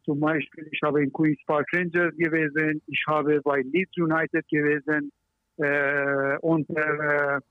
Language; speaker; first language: German; non-native, learner; Persian